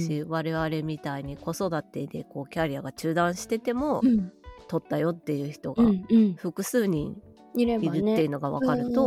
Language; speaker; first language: Japanese; native; Japanese